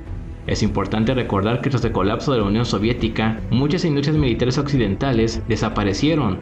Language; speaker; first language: Spanish; native; Spanish